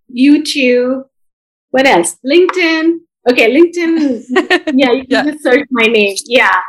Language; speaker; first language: English; non-native, local second language; Bangla